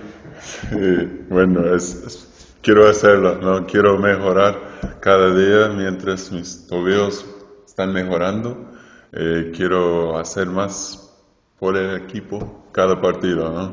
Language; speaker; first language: Spanish; non-native, fluent; English